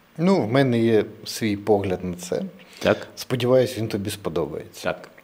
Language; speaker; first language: Ukrainian; non-native, local second language; Russian